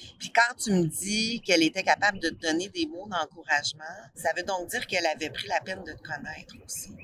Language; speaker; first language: French; native; French